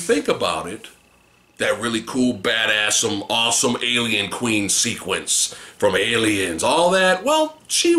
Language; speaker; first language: English; native; English